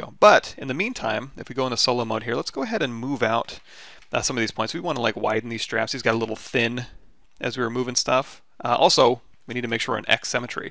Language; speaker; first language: English; native; English